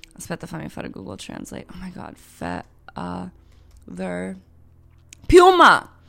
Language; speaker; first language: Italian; non-native, fluent; Croatian